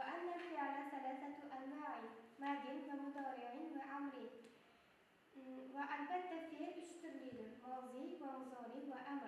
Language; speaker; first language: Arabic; non-native, fluent; Uzbek